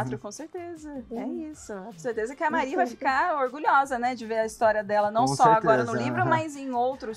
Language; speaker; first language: Portuguese; native; Portuguese